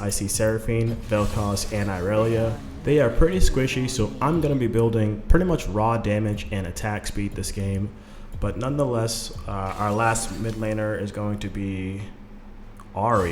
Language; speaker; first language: English; native; English